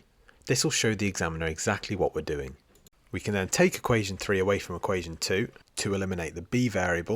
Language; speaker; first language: English; native; English